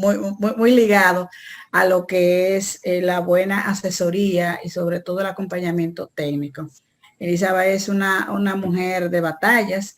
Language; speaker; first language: Spanish; native; Spanish